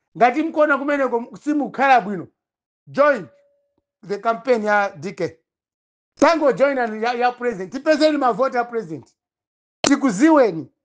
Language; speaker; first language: Nyanja; non-native, local second language; Tumbuka